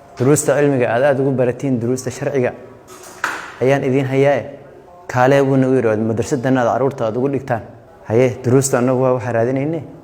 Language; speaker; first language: Somali; non-native, local second language; Oromo